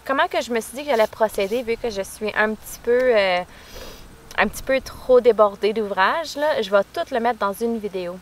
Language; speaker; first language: French; native; French